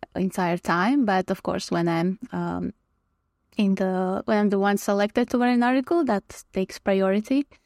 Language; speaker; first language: English; non-native, fluent; Croatian